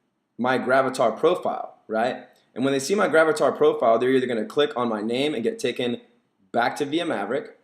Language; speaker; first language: English; native; English